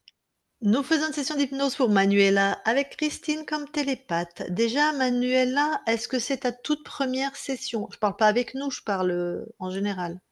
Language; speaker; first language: French; native; French